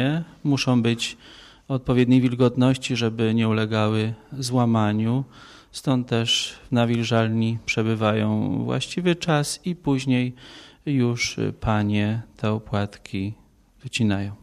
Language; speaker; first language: Polish; native; Polish